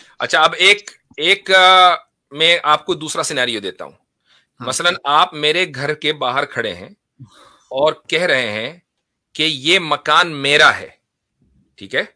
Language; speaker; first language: Hindi; native; Hindi